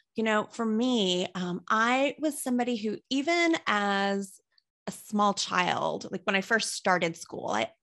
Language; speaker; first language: English; native; English